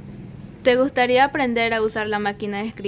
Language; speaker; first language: Spanish; native; Spanish